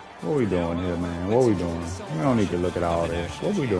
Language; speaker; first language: English; native; English